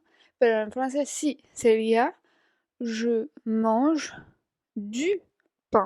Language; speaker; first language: Spanish; non-native, fluent; French